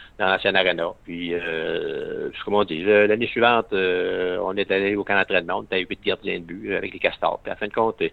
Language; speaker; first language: French; native; French